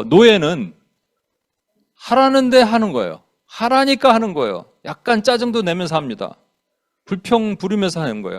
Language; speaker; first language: Korean; native; Korean